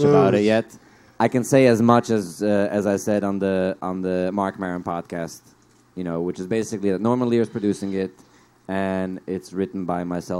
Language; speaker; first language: English; early bilingual, other home language; Yiddish